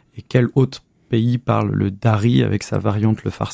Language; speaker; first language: French; native; French